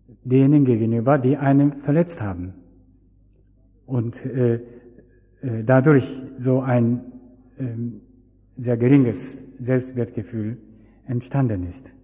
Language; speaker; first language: German; non-native, fluent; Japanese